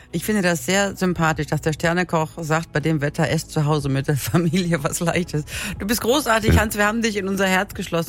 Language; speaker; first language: German; native; German